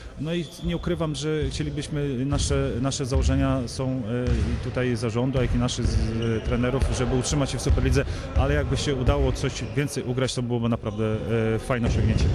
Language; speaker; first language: Polish; native; Polish